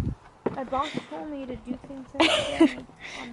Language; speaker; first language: English; native; English